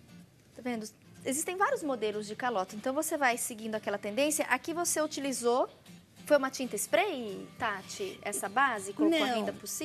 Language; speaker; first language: Portuguese; native; Portuguese